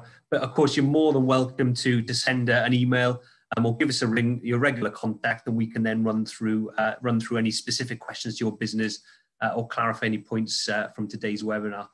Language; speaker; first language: English; native; English